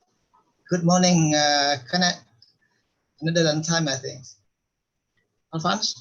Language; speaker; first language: English; non-native, fluent; Indonesian